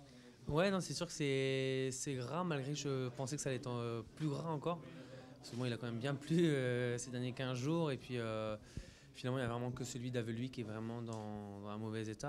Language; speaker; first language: French; native; French